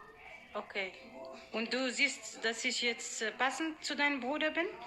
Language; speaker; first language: German; non-native, fluent; Arabic